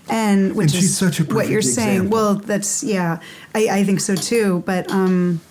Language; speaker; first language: English; native; English